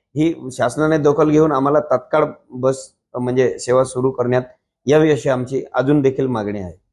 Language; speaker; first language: Marathi; non-native, local second language; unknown